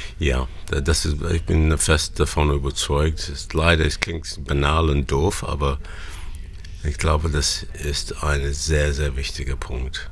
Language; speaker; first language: German; non-native, fluent; English